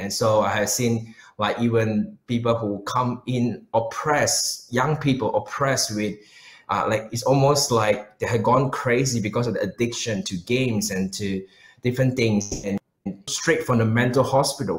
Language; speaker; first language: English; non-native, local second language; Chinese